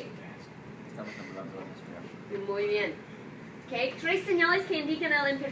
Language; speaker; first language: Spanish; non-native, fluent; English